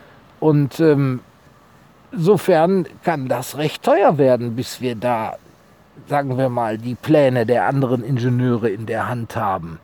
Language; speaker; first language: German; native; German